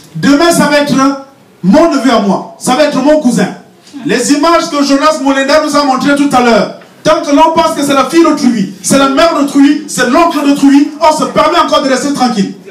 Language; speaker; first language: French; non-native, local second language; Fang